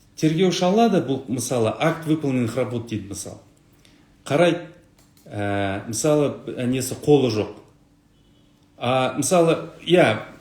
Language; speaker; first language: Kazakh; non-native, local second language; Russian